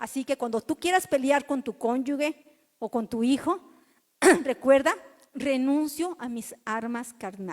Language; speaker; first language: Spanish; native; Spanish